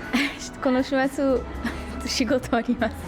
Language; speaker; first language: Japanese; non-native, learner; French